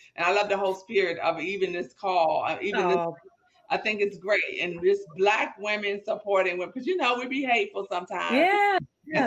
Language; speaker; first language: English; native; English